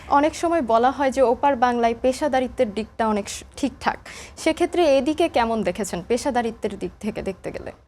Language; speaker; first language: Bangla; native; Bangla